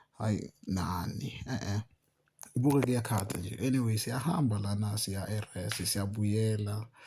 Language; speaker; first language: Zulu; non-native, local second language; Swati